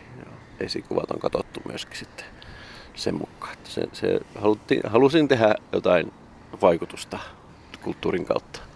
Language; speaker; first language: Finnish; native; Finnish